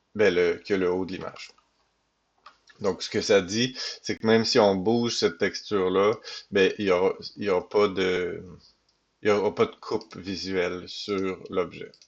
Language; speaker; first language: French; native; French